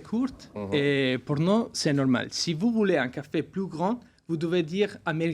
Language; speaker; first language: French; non-native, learner; Italian